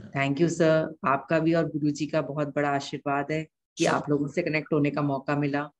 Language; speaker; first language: Hindi; native; Hindi